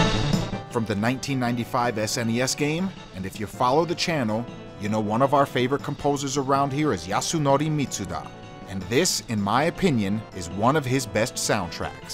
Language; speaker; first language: English; native; English